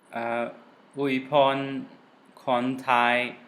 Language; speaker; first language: Thai; non-native, learner; Tamil